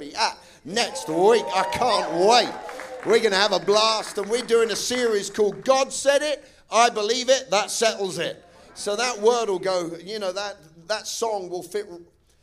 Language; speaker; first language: English; native; English